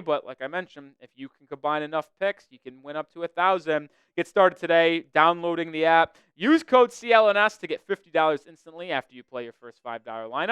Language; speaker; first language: English; native; English